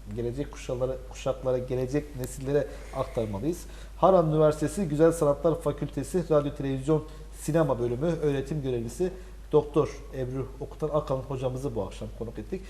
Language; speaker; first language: Turkish; native; Turkish